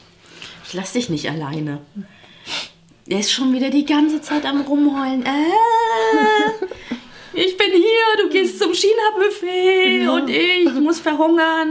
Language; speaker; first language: German; native; German